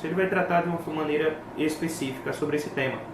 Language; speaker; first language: Portuguese; native; Portuguese